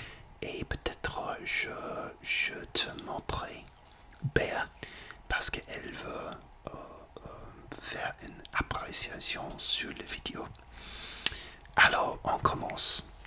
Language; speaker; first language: French; non-native, learner; English